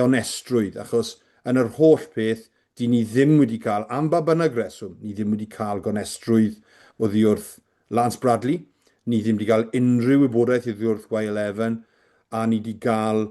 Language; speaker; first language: Welsh; native; Welsh